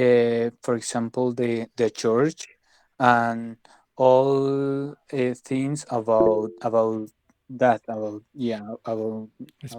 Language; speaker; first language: English; non-native, learner; Spanish